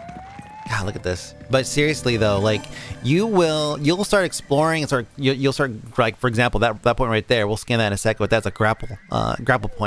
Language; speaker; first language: English; native; English